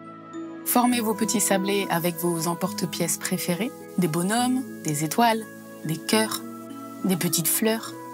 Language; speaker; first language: French; native; French